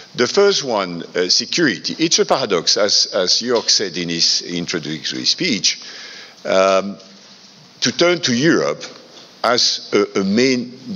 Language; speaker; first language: English; non-native, fluent; French